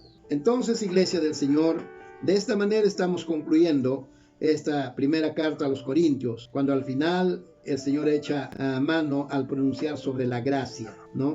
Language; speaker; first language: Spanish; native; Spanish